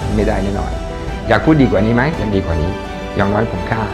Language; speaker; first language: Thai; non-native, fluent; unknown